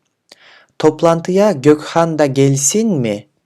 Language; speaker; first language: Turkish; non-native, fluent; Kyrgyz